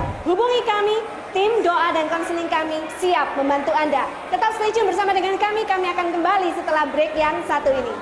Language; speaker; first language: Indonesian; native; Indonesian